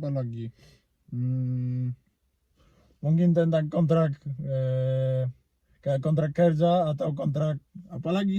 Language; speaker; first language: Indonesian; non-native, learner; Polish